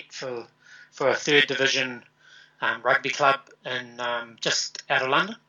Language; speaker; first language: English; native; English